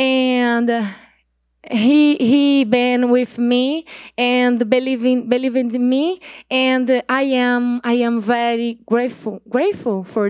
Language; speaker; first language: English; non-native, learner; Portuguese